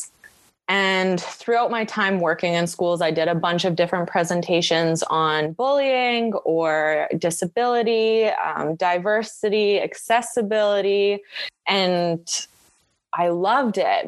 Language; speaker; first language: English; native; English